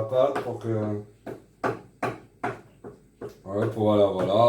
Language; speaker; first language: French; native; French